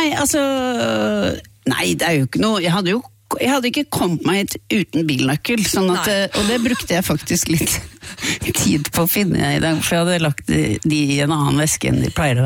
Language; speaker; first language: Norwegian; native; Norwegian